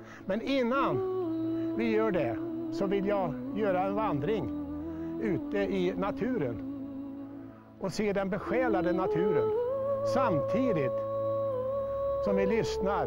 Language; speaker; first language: Swedish; native; Swedish